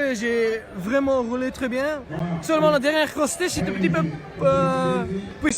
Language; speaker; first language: French; non-native, learner; Dutch